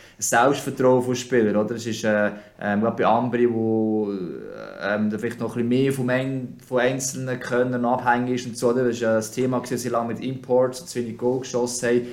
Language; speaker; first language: German; native; German